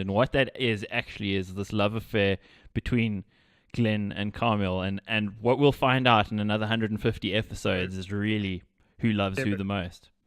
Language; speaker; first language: English; native; English